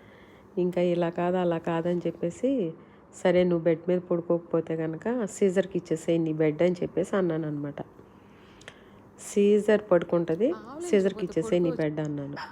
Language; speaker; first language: Telugu; native; Telugu